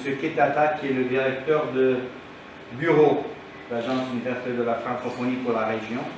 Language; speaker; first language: French; non-native, learner; Romanian